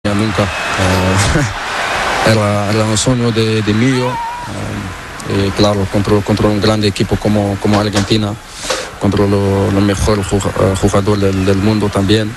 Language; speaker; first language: Spanish; non-native, learner; Portuguese